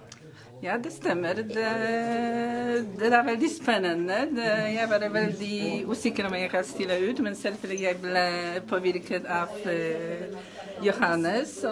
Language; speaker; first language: Norwegian; non-native, learner; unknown